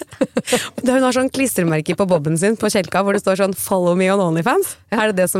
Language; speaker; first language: Norwegian; native; Norwegian